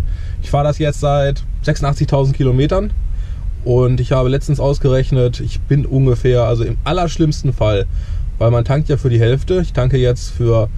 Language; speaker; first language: German; native; German